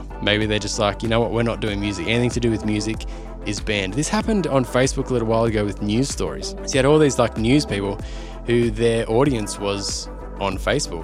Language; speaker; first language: English; native; English